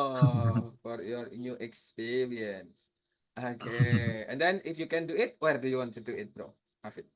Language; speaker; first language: English; non-native, fluent; Indonesian